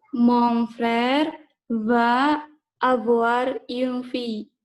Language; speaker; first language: French; non-native, learner; Indonesian